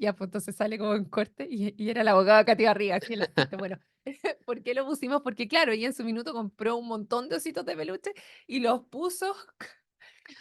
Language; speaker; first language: Spanish; native; Spanish